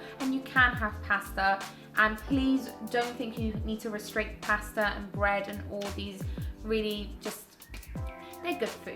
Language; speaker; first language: English; native; English